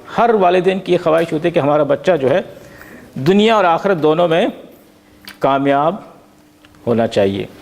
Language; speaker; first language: Urdu; native; Urdu